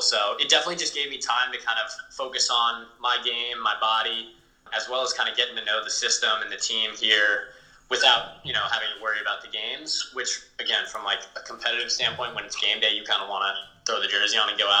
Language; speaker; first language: English; native; English